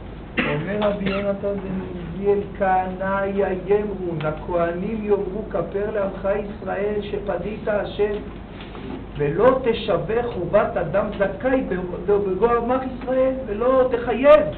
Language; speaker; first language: Hebrew; native; Hebrew